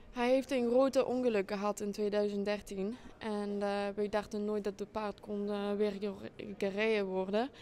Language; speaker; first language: Dutch; non-native, fluent; French